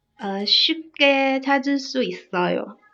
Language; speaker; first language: Korean; non-native, learner; Chinese